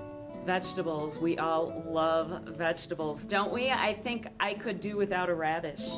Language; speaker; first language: English; native; English